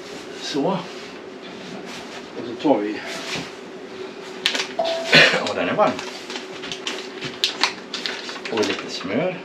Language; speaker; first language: Swedish; native; Swedish